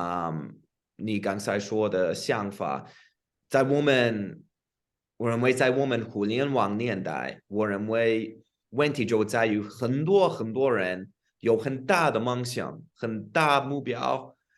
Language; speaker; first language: Chinese; non-native, fluent; English